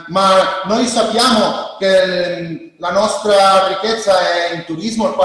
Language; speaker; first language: Italian; non-native, learner; Spanish